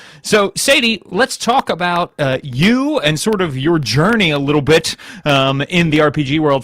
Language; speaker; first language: English; native; English